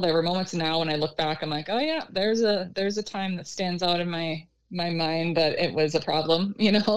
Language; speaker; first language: English; native; English